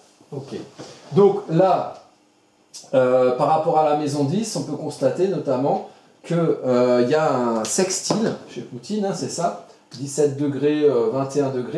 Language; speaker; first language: French; native; French